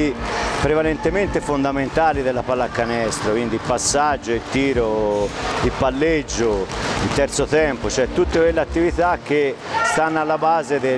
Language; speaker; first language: Italian; native; Italian